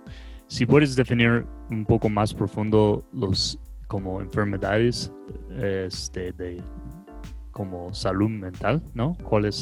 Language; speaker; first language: Spanish; non-native, fluent; English